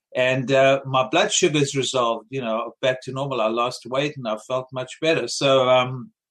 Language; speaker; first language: English; native; English